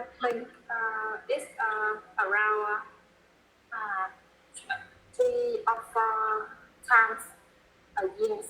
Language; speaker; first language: English; non-native, learner; Vietnamese